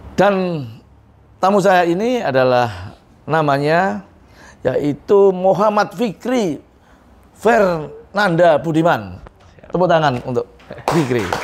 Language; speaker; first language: Indonesian; non-native, local second language; Javanese